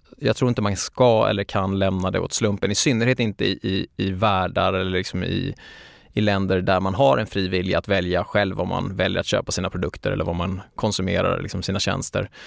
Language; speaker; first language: Swedish; native; Swedish